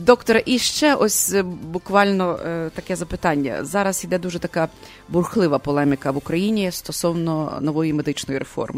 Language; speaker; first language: Ukrainian; native; Ukrainian